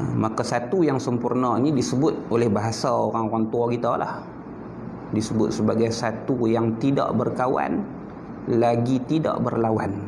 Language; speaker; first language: Malay; native; Malay